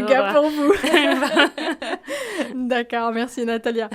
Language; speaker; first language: French; native; French